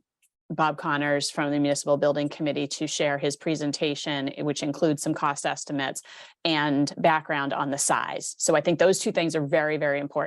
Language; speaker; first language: English; native; English